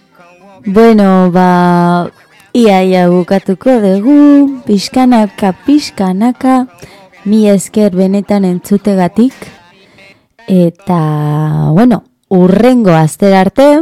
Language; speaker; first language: Basque; non-native, learner; Spanish